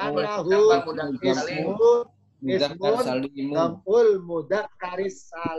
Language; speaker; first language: Arabic; non-native, fluent; Indonesian